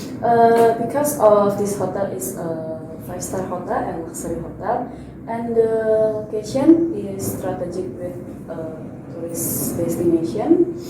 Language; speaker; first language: English; non-native, learner; Indonesian